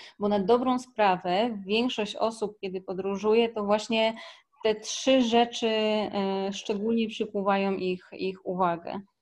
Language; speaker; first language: Polish; native; Polish